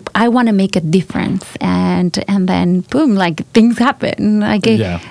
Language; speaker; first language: English; non-native, fluent; Spanish